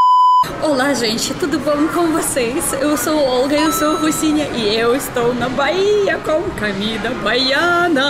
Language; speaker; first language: Portuguese; non-native, learner; Russian